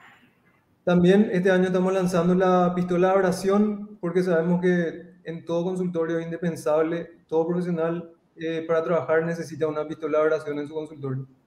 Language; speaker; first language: Spanish; native; Spanish